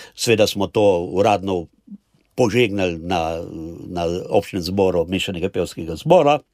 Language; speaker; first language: Slovenian; native; Slovenian